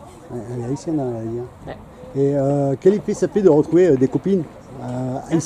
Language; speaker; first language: French; native; French